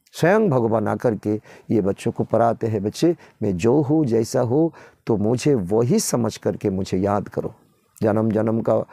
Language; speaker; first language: Hindi; non-native, local second language; Bangla